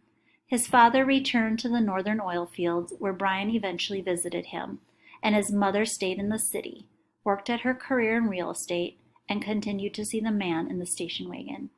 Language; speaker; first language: English; native; English